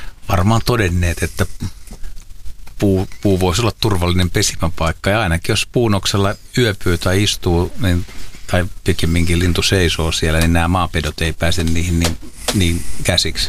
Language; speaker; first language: Finnish; native; Finnish